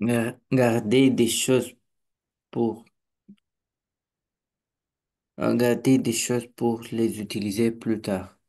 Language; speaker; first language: French; non-native, learner; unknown